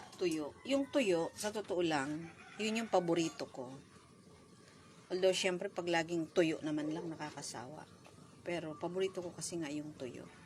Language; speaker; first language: Filipino; non-native, local second language; Bikol